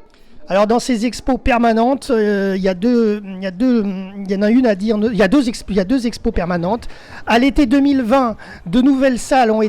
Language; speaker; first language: French; native; French